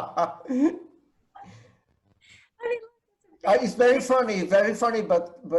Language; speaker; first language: English; non-native, fluent; Spanish